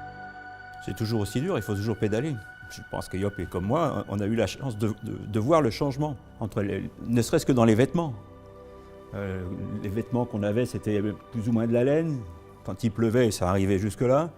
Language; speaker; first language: French; native; French